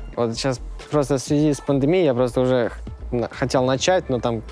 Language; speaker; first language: Russian; native; Russian